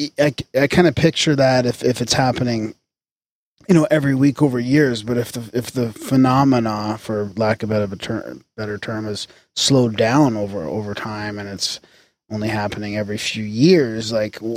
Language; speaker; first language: English; native; English